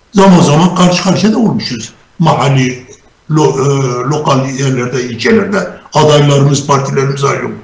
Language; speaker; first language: Turkish; native; Turkish